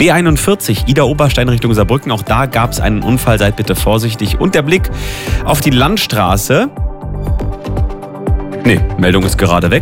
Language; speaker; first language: German; native; German